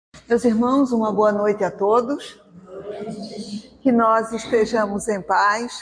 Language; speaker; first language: Portuguese; native; Portuguese